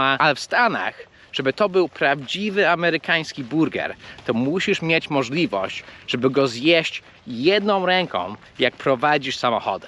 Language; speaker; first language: Polish; early bilingual, heritage; Polish